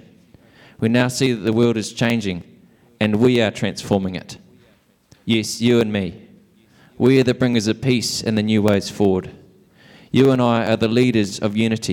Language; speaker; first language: English; native; English